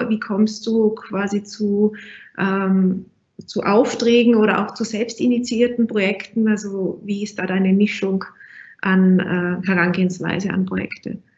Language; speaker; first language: German; native; German